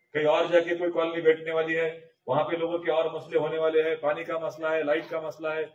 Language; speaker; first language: Hindi; non-native, local second language; Marathi